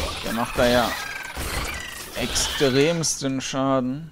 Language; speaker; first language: German; native; German